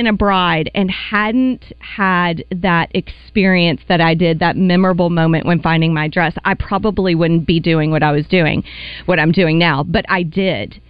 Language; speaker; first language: English; native; English